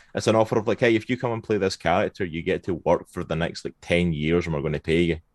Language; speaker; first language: English; native; English